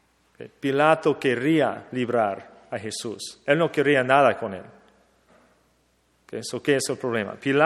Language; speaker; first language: Spanish; non-native, fluent; English